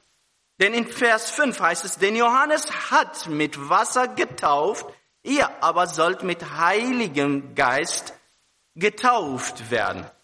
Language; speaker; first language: German; non-native, fluent; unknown